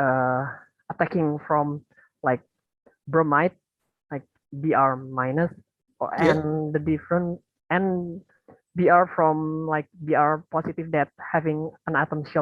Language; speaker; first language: English; non-native, learner; Indonesian